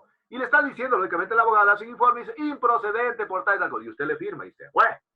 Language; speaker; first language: Spanish; native; Spanish